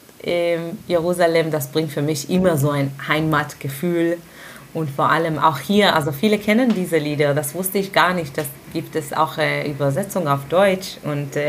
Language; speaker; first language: German; non-native, fluent; Hebrew